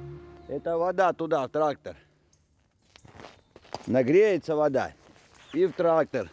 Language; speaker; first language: Russian; native; Russian